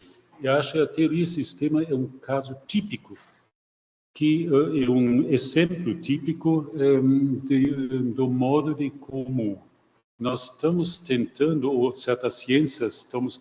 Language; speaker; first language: Portuguese; non-native, fluent; German